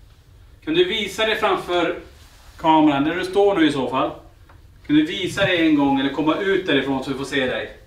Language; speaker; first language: Swedish; native; Swedish